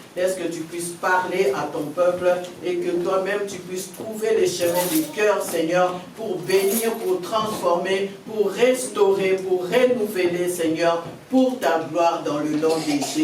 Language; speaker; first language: French; non-native, local second language; Lingala